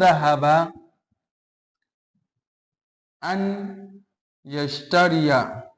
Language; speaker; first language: Arabic; non-native, fluent; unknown